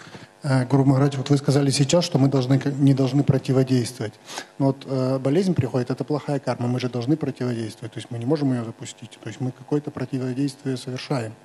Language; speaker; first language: Russian; native; Russian